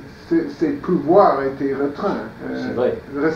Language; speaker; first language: French; non-native, fluent; English